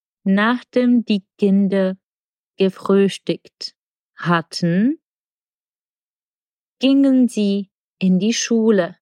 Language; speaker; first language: German; non-native, fluent; Czech